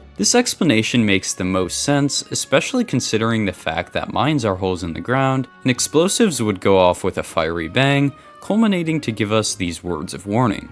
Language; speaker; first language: English; native; English